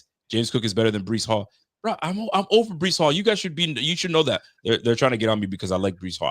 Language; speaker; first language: English; native; English